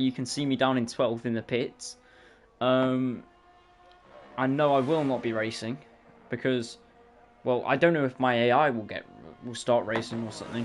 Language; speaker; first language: English; native; English